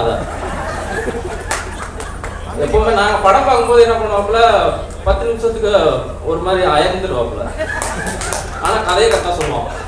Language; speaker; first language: Tamil; native; Tamil